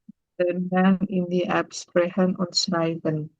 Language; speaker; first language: German; non-native, learner; Indonesian